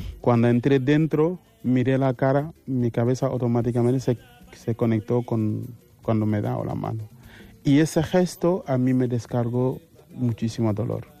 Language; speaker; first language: Spanish; non-native, fluent; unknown